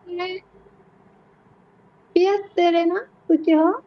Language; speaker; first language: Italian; non-native, learner; Bangla